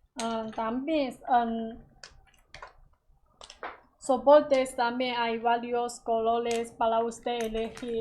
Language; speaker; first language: Spanish; non-native, learner; Chinese